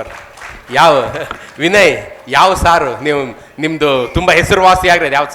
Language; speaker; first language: Kannada; native; Kannada